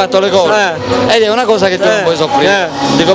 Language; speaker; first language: Italian; native; Italian